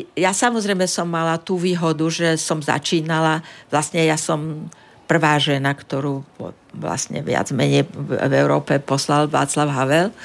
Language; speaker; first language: Slovak; native; Slovak